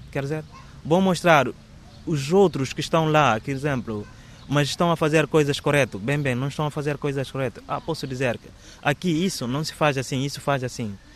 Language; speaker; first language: Portuguese; non-native, local second language; Upper Guinea Crioulo